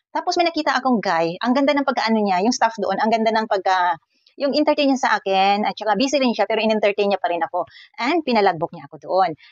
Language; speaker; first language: Filipino; non-native, local second language; Cebuano